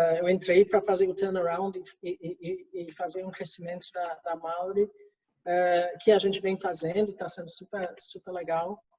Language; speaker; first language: Portuguese; non-native, fluent; English